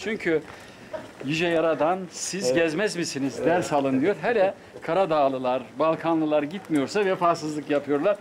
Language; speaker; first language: Turkish; native; Turkish